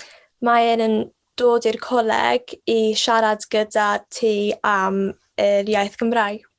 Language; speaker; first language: Welsh; non-native, local second language; English